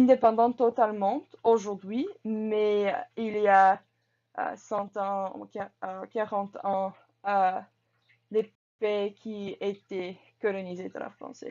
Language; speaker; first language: French; non-native, learner; English